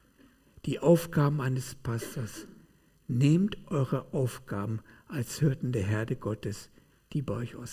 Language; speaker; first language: German; native; German